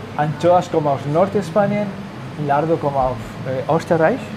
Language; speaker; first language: German; non-native, learner; Spanish